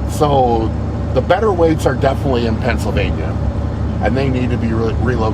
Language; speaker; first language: English; native; English